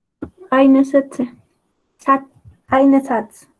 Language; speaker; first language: German; non-native, learner; Spanish